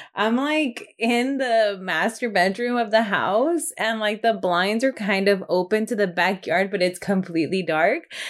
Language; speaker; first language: English; native; English